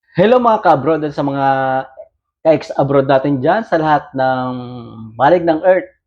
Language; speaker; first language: Filipino; native; Filipino